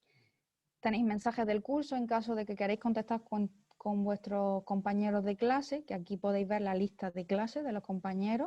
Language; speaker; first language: Spanish; native; Spanish